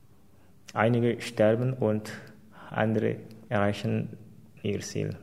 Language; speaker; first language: German; non-native, fluent; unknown